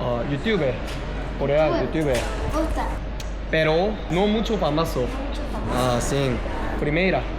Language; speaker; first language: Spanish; non-native, learner; Korean